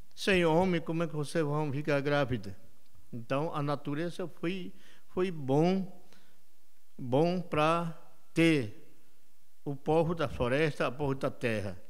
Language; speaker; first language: Portuguese; non-native, local second language; Yanomámi